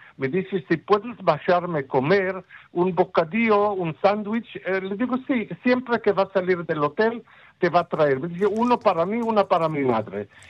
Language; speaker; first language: Spanish; non-native, fluent; Ladino